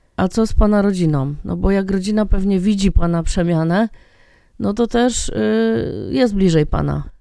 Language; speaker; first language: Polish; native; Polish